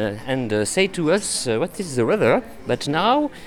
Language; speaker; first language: English; non-native, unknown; French